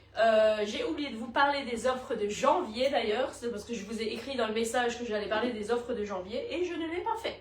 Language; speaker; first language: French; native; French